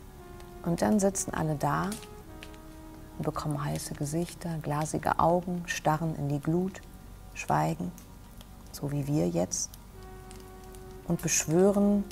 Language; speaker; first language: German; native; German